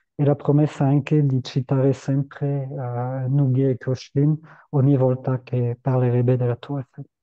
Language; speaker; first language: Italian; non-native, fluent; French